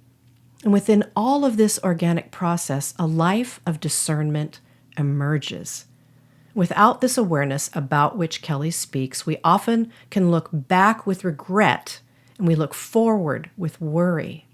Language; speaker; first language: English; native; English